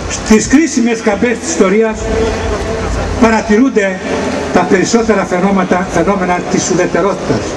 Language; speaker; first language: Greek; native; Greek